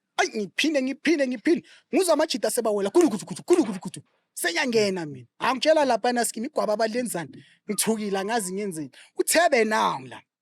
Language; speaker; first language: Zulu; non-native, local second language; Southern Sotho